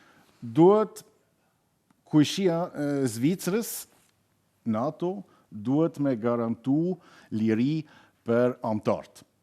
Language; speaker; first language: Albanian; non-native, learner; German